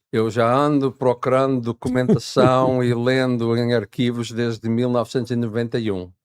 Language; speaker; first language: Portuguese; native; Portuguese